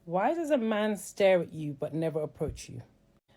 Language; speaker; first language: English; native; English